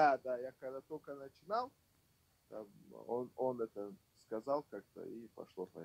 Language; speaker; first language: Russian; non-native, local second language; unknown